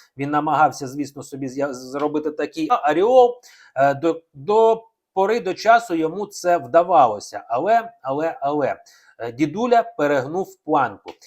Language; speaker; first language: Ukrainian; non-native, local second language; Russian